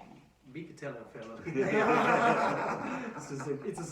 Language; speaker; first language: English; non-native, learner; Russian